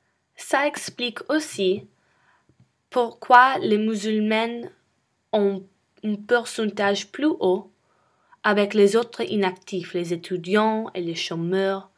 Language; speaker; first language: French; non-native, learner; English